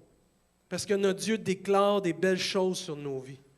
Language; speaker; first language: French; native; French